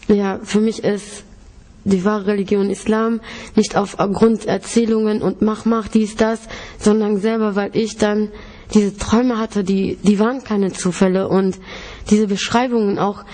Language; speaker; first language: German; early bilingual, other home language; Greek